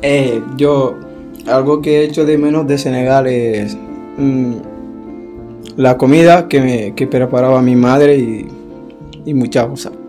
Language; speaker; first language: Spanish; non-native, learner; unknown